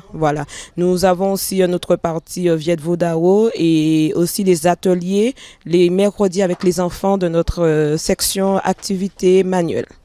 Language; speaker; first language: French; native; French